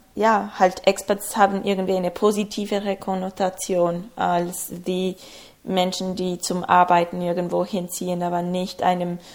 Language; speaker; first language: German; non-native, fluent; Spanish